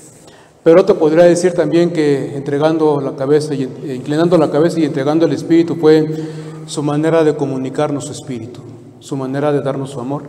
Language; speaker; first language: Spanish; native; Spanish